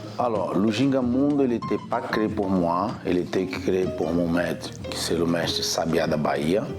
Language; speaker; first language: French; non-native, fluent; Portuguese